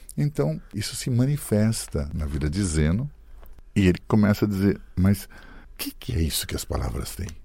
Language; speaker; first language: Portuguese; early bilingual, other home language; Italian